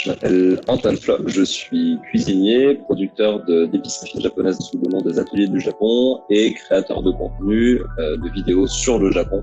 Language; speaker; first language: French; native; French